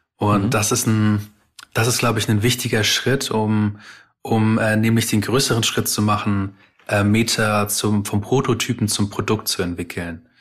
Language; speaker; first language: German; early bilingual, other home language; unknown